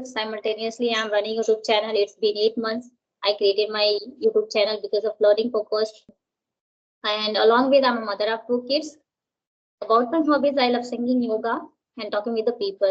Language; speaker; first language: English; non-native, local second language; Hindi